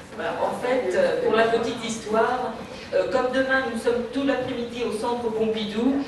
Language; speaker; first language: French; native; French